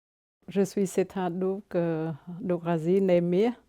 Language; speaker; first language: French; non-native, fluent; Khmer